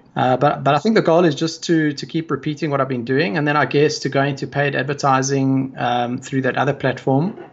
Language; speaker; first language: English; native; English